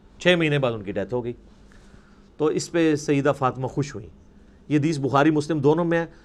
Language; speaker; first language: Urdu; non-native, local second language; Punjabi